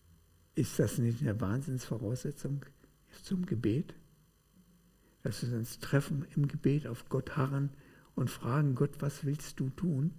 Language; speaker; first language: German; native; German